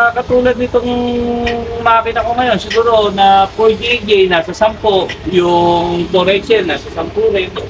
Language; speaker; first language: Filipino; native; Filipino